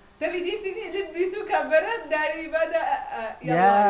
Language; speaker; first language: Indonesian; non-native, learner; Arabic